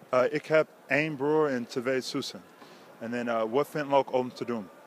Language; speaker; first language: Dutch; non-native, learner; English